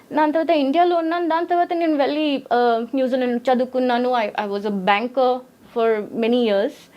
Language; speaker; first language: Telugu; early bilingual, heritage; Telugu